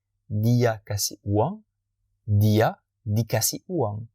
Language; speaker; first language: Indonesian; non-native, fluent; French